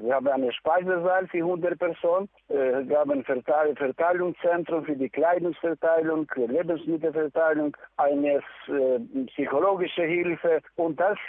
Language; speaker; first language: German; non-native, learner; Ukrainian